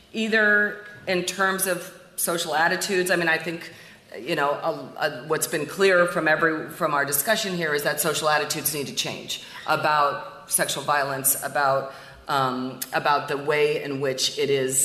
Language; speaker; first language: English; native; English